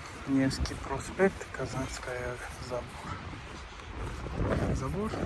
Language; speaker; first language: Russian; non-native, learner; English